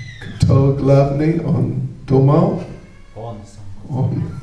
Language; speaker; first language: Russian; non-native, learner; English